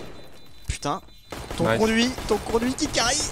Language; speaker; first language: French; native; French